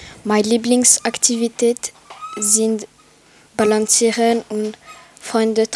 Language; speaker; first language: German; non-native, learner; French